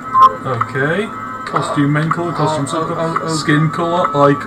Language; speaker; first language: English; native; English